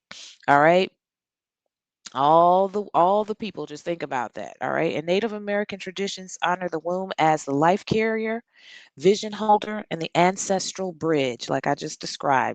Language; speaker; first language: English; native; English